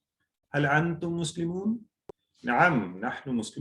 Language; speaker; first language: Arabic; non-native, fluent; Urdu